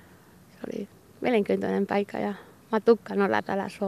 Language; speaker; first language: Finnish; non-native, learner; Basque